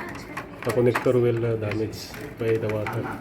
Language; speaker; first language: English; non-native, learner; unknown